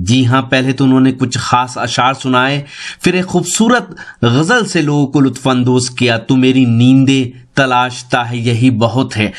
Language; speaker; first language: Urdu; native; Urdu